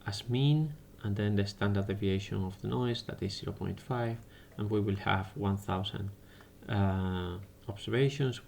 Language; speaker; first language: English; non-native, fluent; Spanish